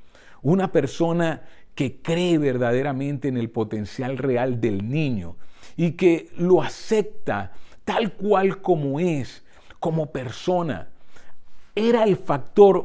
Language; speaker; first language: Spanish; native; Spanish